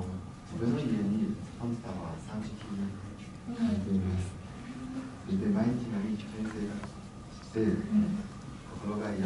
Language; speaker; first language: Japanese; non-native, learner; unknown